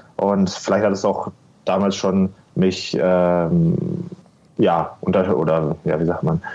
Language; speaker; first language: German; native; German